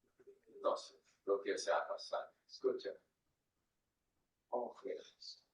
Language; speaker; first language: Spanish; non-native, learner; Portuguese